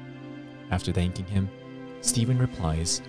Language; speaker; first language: English; native; English